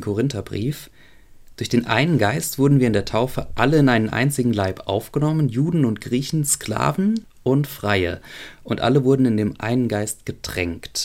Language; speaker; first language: German; native; German